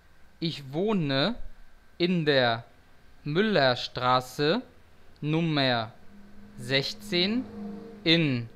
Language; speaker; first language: German; non-native, fluent; Portuguese